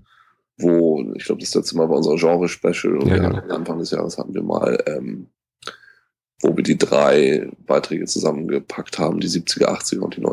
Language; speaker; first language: German; native; German